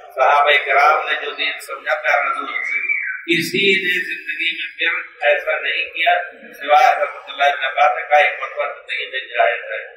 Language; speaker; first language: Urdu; native; Urdu